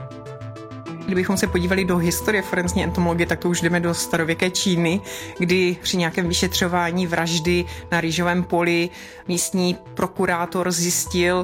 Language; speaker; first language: Czech; native; Czech